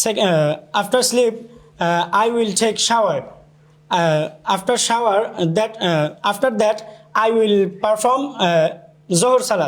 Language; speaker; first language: English; non-native, learner; Bangla